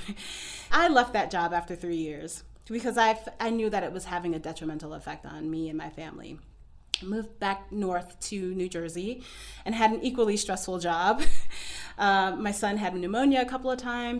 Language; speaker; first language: English; native; English